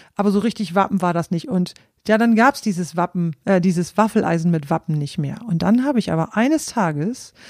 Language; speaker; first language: German; native; German